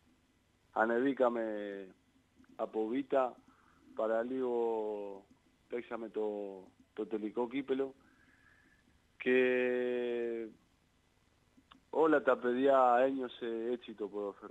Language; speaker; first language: Greek; non-native, learner; Spanish